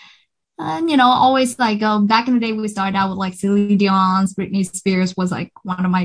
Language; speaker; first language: English; non-native, fluent; Vietnamese